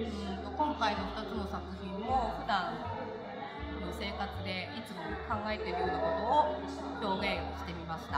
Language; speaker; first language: Japanese; native; Japanese